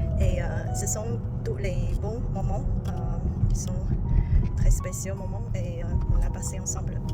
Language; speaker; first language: French; non-native, learner; Chinese